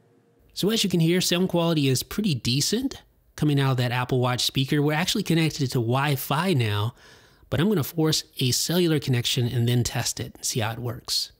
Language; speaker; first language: English; native; English